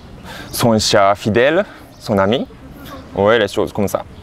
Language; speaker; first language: French; non-native, fluent; Japanese